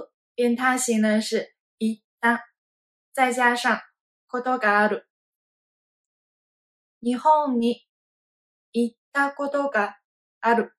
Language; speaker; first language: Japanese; non-native, fluent; Chinese